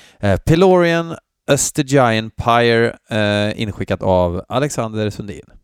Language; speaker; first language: Swedish; native; Swedish